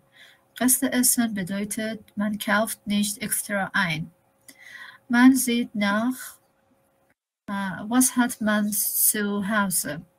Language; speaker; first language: German; non-native, learner; Persian